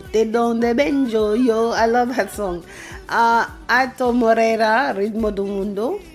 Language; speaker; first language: Spanish; non-native, fluent; English